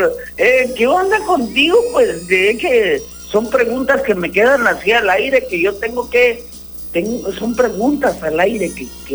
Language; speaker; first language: Spanish; native; Spanish